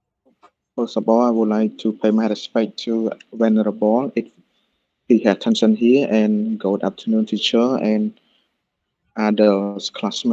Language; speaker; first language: English; non-native, learner; Khmer